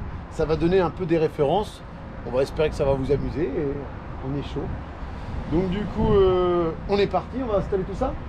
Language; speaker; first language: French; native; French